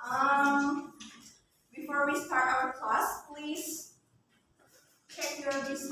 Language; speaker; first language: English; non-native, learner; Indonesian